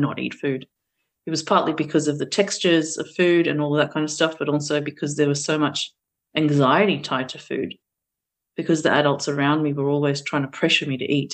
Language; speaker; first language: English; early bilingual, other home language; Portuguese